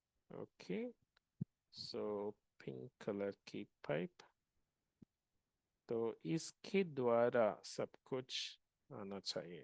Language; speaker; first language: Hindi; non-native, local second language; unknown